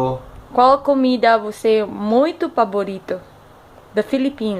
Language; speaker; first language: Portuguese; non-native, learner; Cebuano